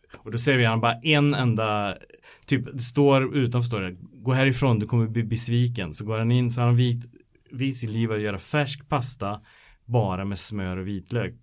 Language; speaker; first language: Swedish; native; Swedish